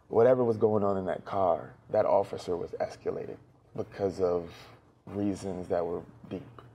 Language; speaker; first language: English; native; English